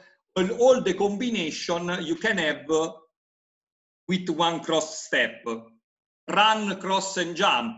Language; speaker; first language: English; non-native, fluent; Italian